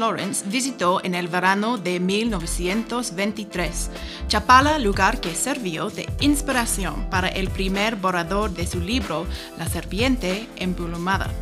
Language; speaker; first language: Spanish; non-native, fluent; English